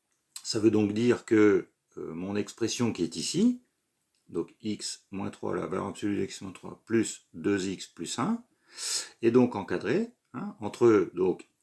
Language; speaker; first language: French; native; French